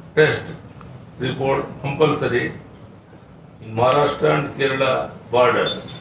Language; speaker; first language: English; non-native, local second language; Kannada